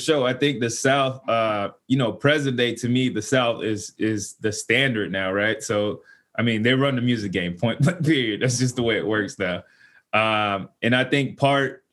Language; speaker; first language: English; native; English